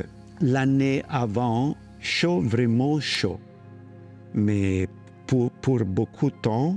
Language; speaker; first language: French; non-native, learner; Italian